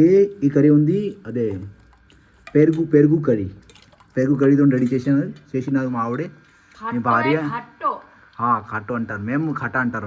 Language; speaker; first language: Telugu; non-native, learner; Marwari